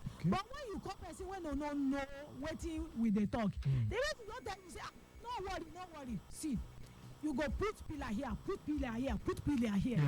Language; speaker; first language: Nigerian Pidgin; non-native, local second language; Yoruba